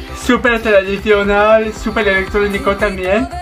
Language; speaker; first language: Spanish; non-native, learner; French